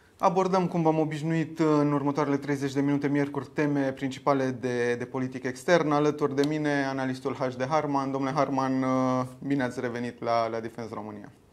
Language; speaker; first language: Romanian; native; Romanian